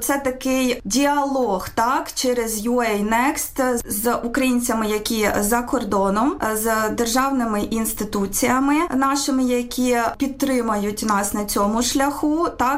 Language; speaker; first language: Ukrainian; native; Ukrainian